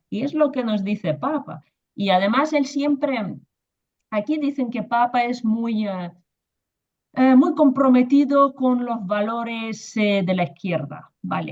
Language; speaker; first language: Spanish; non-native, fluent; Ukrainian